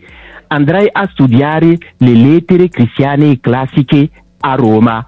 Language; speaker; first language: Italian; non-native, local second language; French